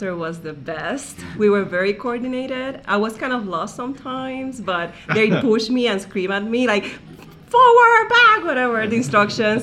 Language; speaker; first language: English; non-native, fluent; Spanish